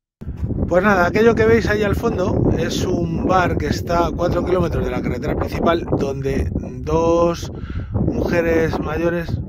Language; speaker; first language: Spanish; native; Spanish